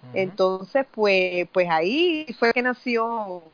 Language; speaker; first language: Spanish; native; Spanish